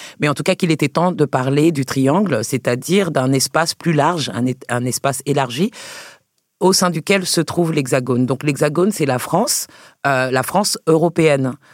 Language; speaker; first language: French; native; French